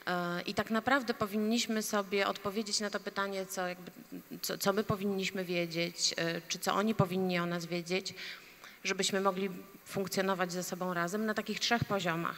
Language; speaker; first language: Polish; native; Polish